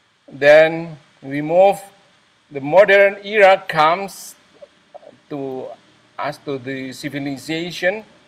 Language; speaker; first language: English; non-native, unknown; Indonesian